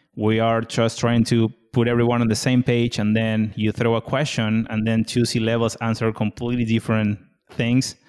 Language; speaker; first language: English; non-native, fluent; Spanish